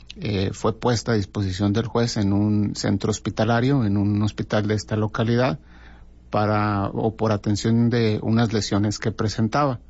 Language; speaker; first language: Spanish; native; Spanish